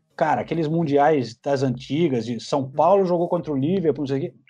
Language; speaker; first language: Portuguese; early bilingual, other home language; English